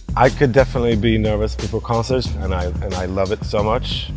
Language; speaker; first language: English; non-native, fluent; Swedish